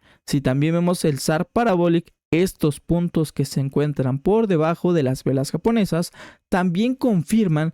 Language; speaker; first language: Spanish; native; Spanish